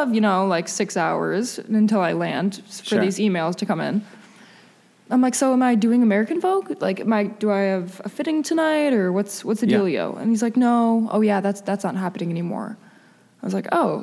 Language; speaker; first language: English; early bilingual, other home language; Spanish